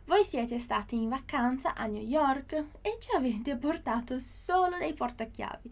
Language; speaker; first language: Italian; non-native, fluent; Portuguese